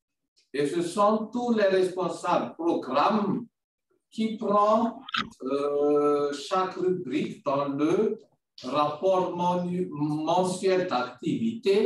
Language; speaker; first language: French; non-native, local second language; Malagasy